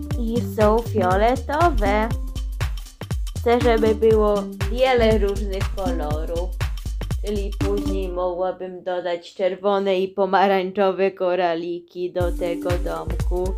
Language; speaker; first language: Polish; early bilingual, heritage; Polish